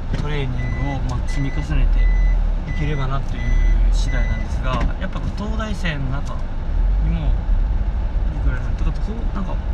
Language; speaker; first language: Japanese; native; Japanese